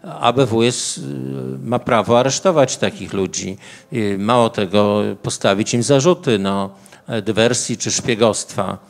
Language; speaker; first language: Polish; native; Polish